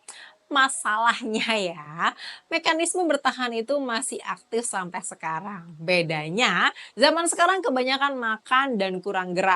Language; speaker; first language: Indonesian; native; Indonesian